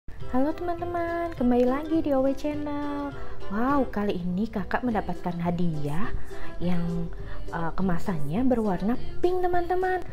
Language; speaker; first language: Indonesian; native; Indonesian